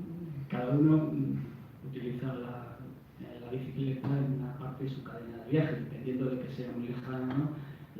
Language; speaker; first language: Spanish; native; Spanish